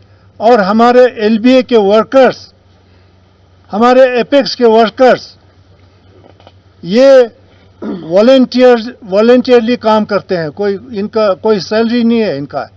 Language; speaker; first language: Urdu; non-native, local second language; Ladakhi